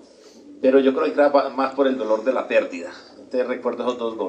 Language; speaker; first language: Spanish; native; Spanish